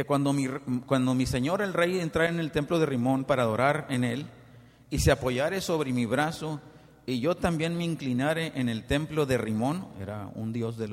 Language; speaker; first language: Spanish; native; Spanish